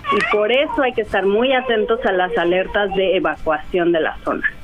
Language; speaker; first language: Spanish; native; Spanish